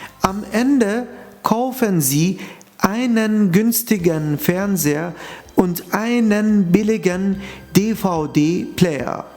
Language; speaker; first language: German; non-native, fluent; Turkish